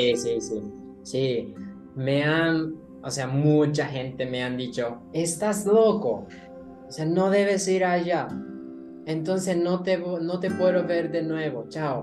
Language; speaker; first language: Spanish; non-native, learner; Japanese